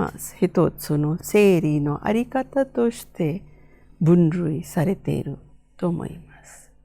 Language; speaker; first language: Japanese; non-native, fluent; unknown